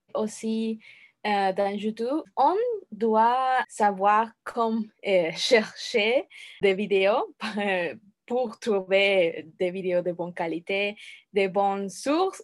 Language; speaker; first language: French; non-native, learner; Spanish